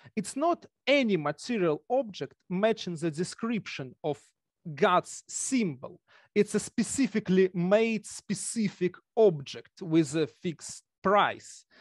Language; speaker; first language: English; non-native, fluent; Russian